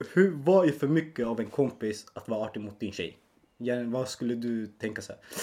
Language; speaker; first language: Swedish; early bilingual, other home language; Spanish